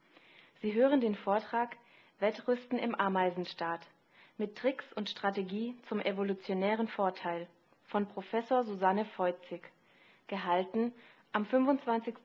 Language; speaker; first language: German; native; German